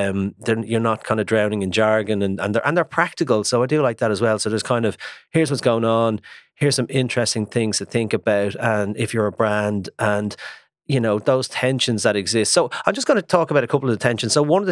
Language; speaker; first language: English; native; English